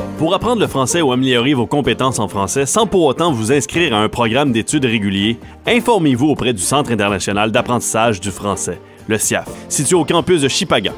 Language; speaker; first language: French; native; French